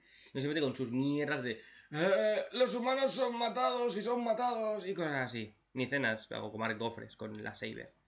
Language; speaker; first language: Spanish; native; Spanish